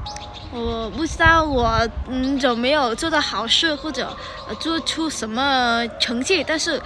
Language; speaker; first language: Chinese; non-native, fluent; Vietnamese